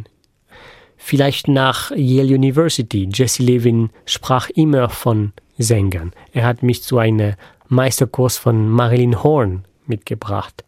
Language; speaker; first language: German; non-native, fluent; French